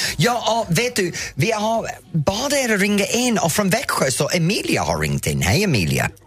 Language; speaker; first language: Swedish; non-native, fluent; English